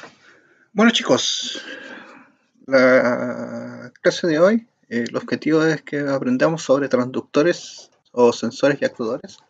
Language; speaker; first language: Spanish; native; Spanish